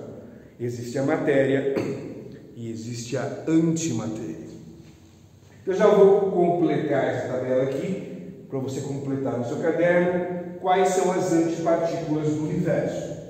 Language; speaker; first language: Portuguese; native; Portuguese